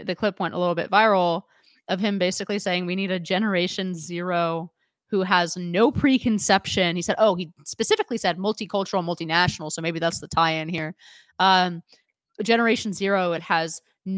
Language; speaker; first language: English; native; English